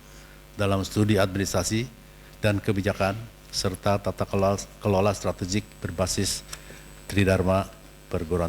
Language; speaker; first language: Indonesian; native; Indonesian